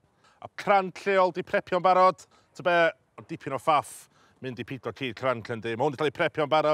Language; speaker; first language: Welsh; native; Welsh